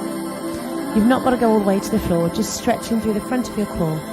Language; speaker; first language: English; native; English